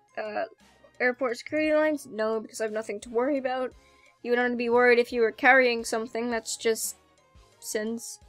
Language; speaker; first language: English; native; English